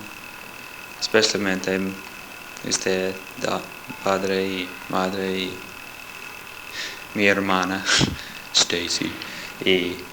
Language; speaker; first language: Spanish; non-native, learner; English